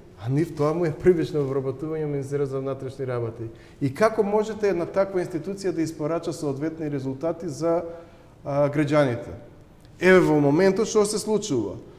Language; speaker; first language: Macedonian; native; Macedonian